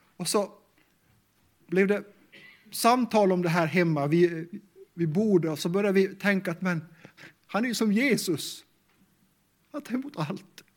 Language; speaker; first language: Swedish; native; Swedish